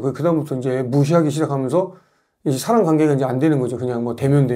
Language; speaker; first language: Korean; native; Korean